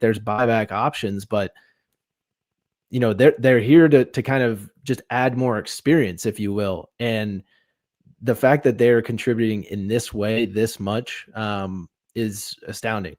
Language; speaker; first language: English; native; English